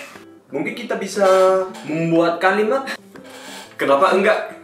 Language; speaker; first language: Indonesian; non-native, learner; Korean